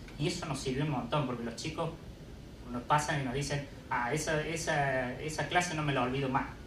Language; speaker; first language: Spanish; native; Spanish